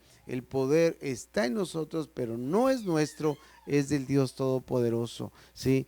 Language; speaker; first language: Spanish; native; Spanish